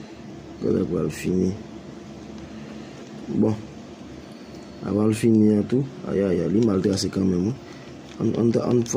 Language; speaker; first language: French; non-native, local second language; Haitian Creole